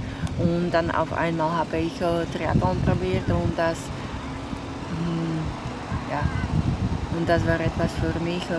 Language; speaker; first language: German; non-native, learner; Slovak